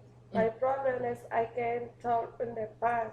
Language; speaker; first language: English; non-native, learner; Spanish